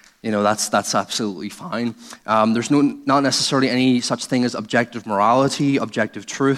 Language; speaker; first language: English; native; English